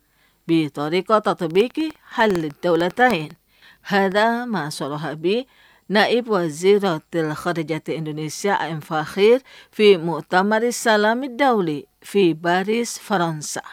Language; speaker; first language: Arabic; non-native, fluent; Indonesian